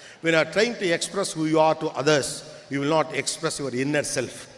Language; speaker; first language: English; non-native, local second language; Tamil